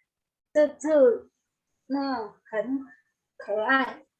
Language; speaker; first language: Chinese; non-native, learner; Indonesian